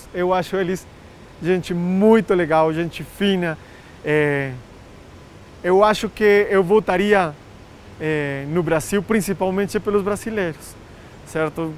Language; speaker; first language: Portuguese; non-native, fluent; Spanish